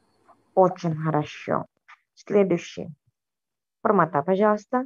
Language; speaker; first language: Russian; non-native, fluent; Indonesian